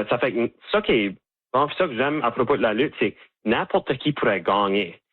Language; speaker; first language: French; native; French